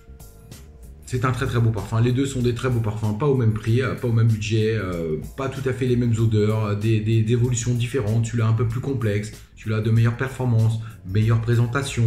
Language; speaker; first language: French; native; French